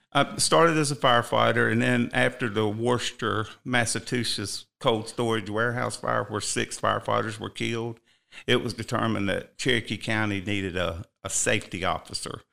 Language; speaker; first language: English; native; English